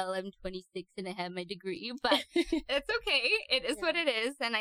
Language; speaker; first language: English; native; English